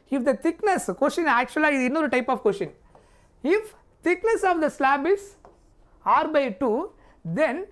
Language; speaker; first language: English; non-native, local second language; Tamil